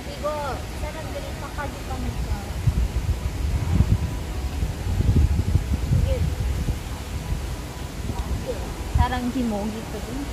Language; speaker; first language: Korean; non-native, fluent; Filipino